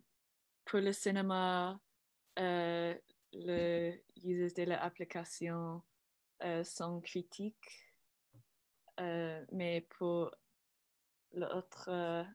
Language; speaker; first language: French; non-native, learner; English